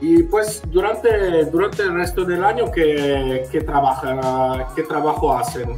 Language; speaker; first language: Spanish; non-native, fluent; French